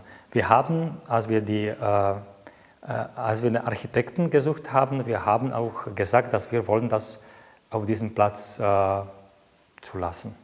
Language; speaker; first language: German; non-native, fluent; Czech